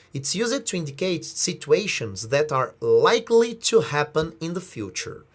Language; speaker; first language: English; non-native, fluent; Portuguese